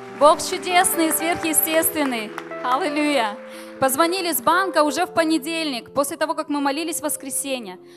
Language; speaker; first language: Russian; native; Russian